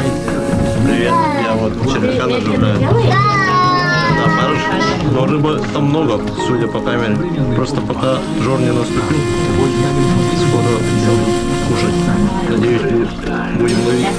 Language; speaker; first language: Russian; native; Russian